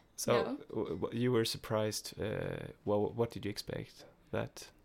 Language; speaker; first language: English; non-native, fluent; Swedish